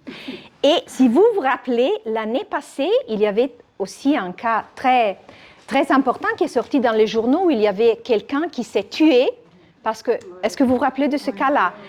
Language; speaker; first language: French; non-native, fluent; Italian